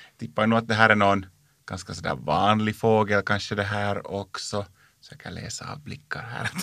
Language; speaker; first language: Swedish; native; Swedish